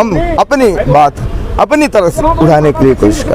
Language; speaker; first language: Hindi; non-native, local second language; Malayalam